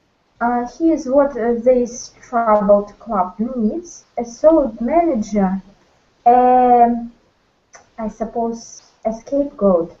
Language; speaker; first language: English; non-native, learner; Russian